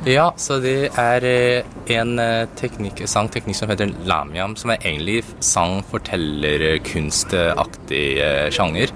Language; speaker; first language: Norwegian; early bilingual, other home language; Cantonese